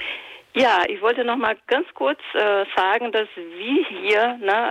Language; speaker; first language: German; non-native, fluent; Portuguese